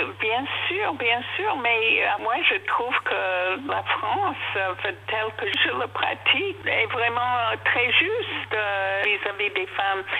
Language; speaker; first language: French; non-native, fluent; English